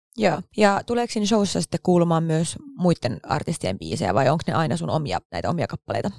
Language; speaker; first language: Finnish; native; Finnish